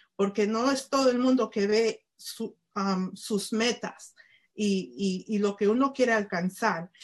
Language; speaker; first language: Spanish; early bilingual, heritage; Spanish